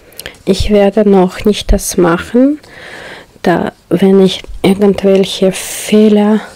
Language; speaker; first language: German; non-native, learner; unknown